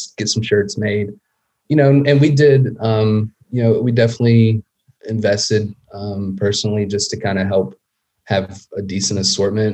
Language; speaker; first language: English; native; English